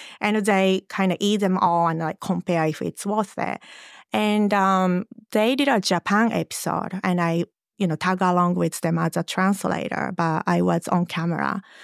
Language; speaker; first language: English; non-native, fluent; Japanese